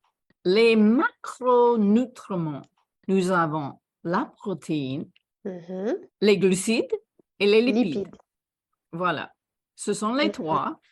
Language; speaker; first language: French; non-native, fluent; English